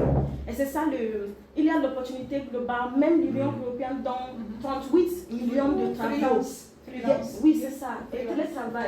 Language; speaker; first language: French; non-native, learner; English